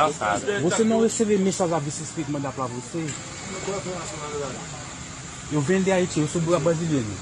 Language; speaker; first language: Portuguese; non-native, learner; Haitian Creole